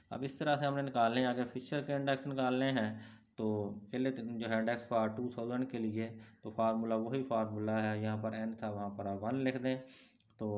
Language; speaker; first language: Urdu; non-native, local second language; Punjabi